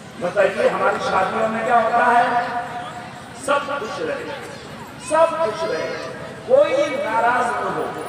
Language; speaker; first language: Urdu; non-native, local second language; Bangla